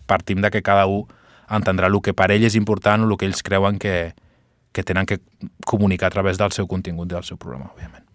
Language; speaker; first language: Catalan; non-native, local second language; Spanish